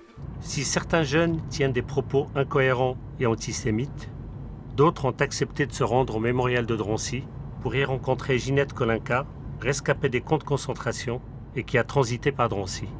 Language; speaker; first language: French; native; French